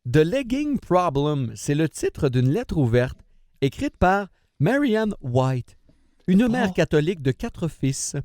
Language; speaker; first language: French; native; French